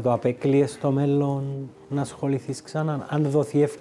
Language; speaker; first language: Greek; native; Greek